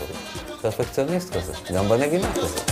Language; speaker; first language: Hebrew; native; Hebrew